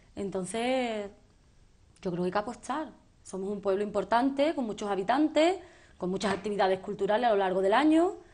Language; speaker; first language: Spanish; native; Spanish